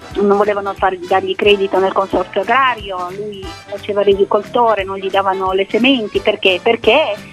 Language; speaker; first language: Italian; native; Italian